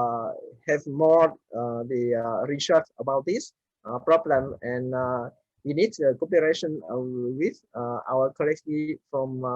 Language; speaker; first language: English; non-native, learner; Vietnamese